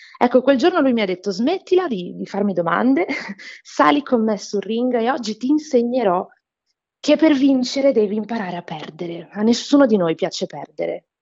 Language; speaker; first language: Italian; non-native, fluent; Portuguese